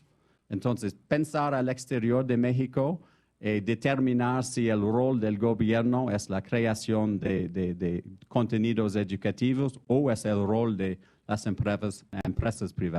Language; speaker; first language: Spanish; non-native, fluent; French